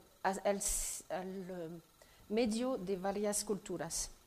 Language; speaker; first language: Spanish; non-native, fluent; French